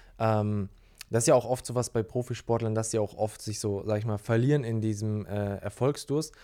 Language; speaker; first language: German; native; German